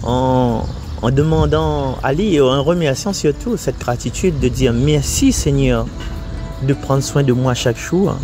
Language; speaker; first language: French; non-native, local second language; Réunion Creole French